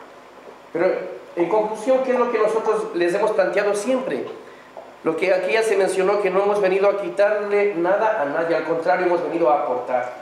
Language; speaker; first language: Spanish; native; Spanish